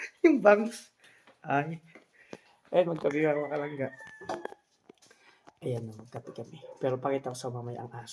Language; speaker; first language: Filipino; non-native, local second language; Cebuano